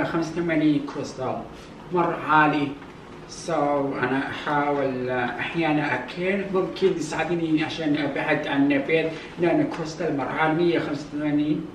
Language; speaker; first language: Arabic; non-native, learner; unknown